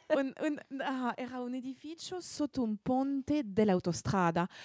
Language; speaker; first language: Italian; non-native, fluent; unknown